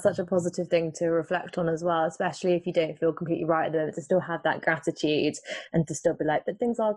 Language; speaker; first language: English; native; English